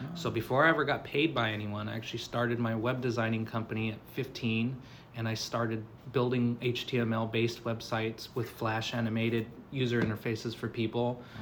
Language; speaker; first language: English; native; English